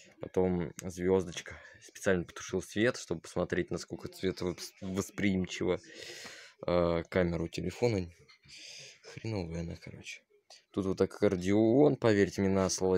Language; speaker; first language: Russian; native; Russian